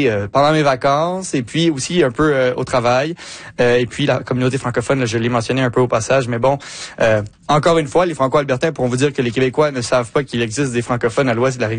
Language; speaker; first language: French; native; French